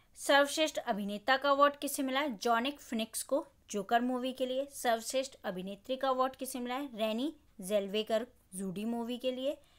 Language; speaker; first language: Hindi; native; Hindi